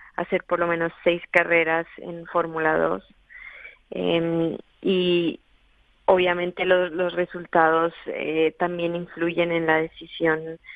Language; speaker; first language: Spanish; native; Spanish